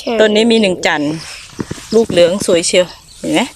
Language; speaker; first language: Thai; native; Thai